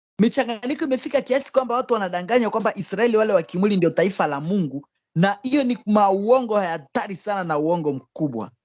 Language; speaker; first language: Swahili; native; Swahili